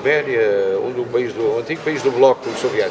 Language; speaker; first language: Portuguese; native; Portuguese